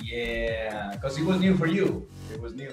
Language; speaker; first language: English; non-native, fluent; Spanish